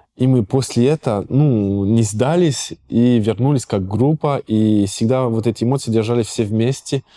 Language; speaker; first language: Russian; early bilingual, heritage; Russian